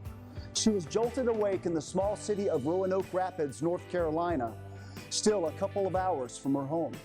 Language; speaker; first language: English; native; English